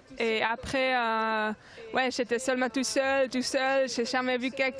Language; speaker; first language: French; non-native, local second language; German